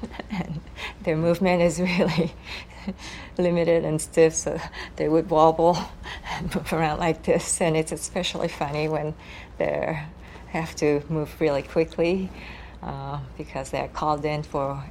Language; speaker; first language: English; non-native, fluent; Japanese